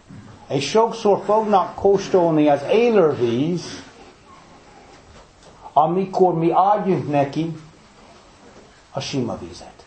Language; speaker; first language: Hungarian; non-native, fluent; English